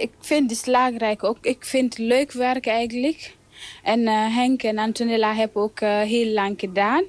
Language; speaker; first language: Dutch; non-native, learner; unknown